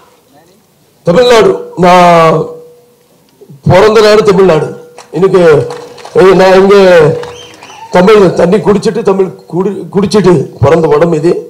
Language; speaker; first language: Tamil; non-native, local second language; Telugu